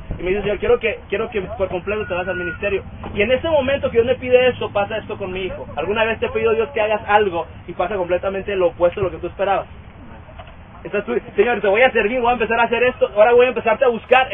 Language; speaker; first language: Spanish; native; Spanish